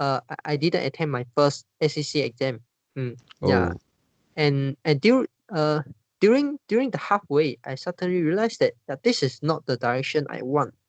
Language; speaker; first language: English; non-native, fluent; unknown